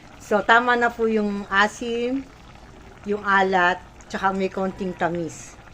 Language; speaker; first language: Filipino; non-native, local second language; Pampanga